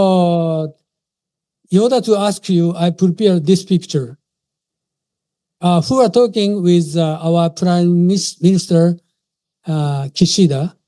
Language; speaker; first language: English; non-native, fluent; Japanese